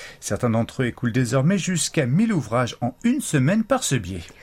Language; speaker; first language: French; native; French